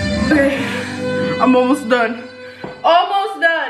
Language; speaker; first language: English; early bilingual, other home language; Spanish